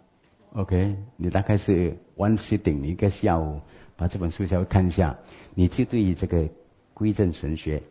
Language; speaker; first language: Chinese; native; Chinese